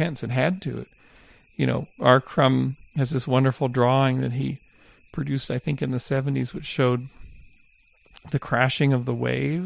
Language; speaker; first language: English; native; English